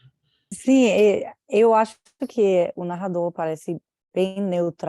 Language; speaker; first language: Portuguese; non-native, fluent; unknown